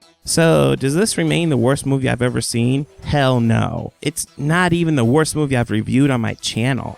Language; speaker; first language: English; native; English